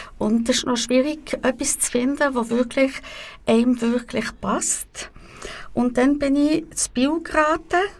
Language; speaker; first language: German; non-native, local second language; French